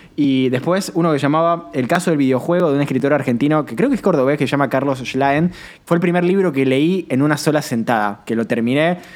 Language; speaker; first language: Spanish; native; Spanish